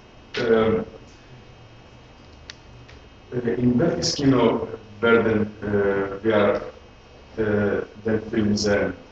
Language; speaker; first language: German; non-native, learner; Greek